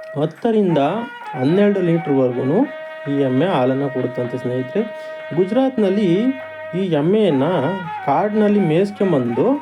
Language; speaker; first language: Kannada; native; Kannada